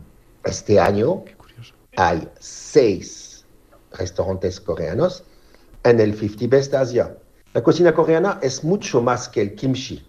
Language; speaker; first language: Spanish; non-native, learner; French